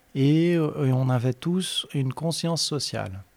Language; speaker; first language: French; non-native, fluent; Portuguese